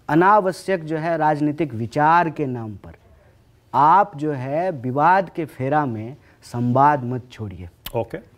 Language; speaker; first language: Hindi; native; Hindi